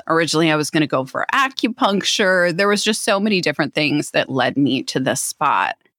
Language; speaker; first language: English; native; English